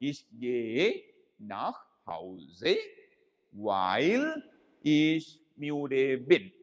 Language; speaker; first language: German; non-native, learner; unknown